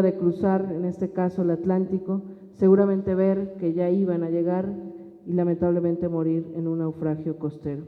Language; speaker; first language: Spanish; native; Spanish